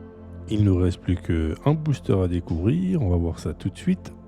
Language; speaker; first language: French; native; French